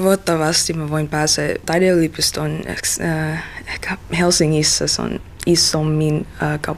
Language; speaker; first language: Finnish; non-native, learner; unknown